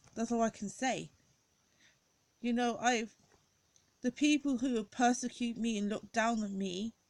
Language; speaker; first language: English; native; English